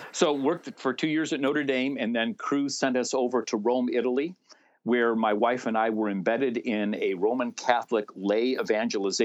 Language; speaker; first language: English; native; English